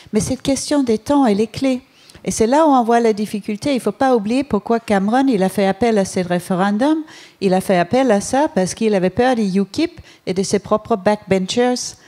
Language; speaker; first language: French; non-native, fluent; Danish